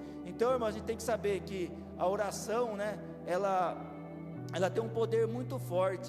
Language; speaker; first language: Portuguese; native; Portuguese